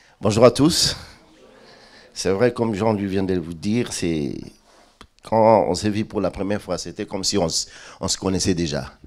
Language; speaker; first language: French; non-native, local second language; Lingala